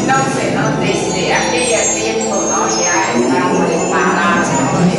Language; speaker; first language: Spanish; non-native, learner; Chinese